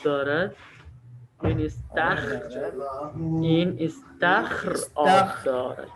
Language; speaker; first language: Persian; non-native, fluent; Urdu